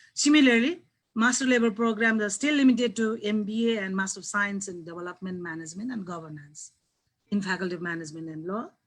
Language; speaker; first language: English; non-native, local second language; Nepali